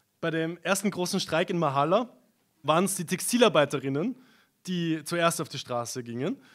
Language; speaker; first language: German; native; German